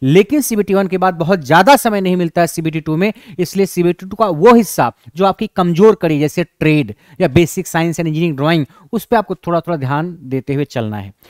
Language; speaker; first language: Hindi; native; Hindi